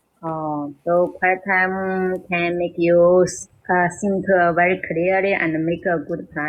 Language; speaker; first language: English; non-native, learner; Chinese